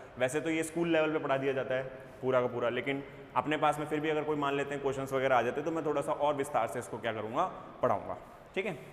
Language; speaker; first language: Hindi; native; Hindi